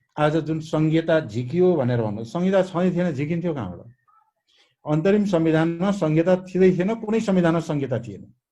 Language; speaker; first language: Nepali; non-native, local second language; Maithili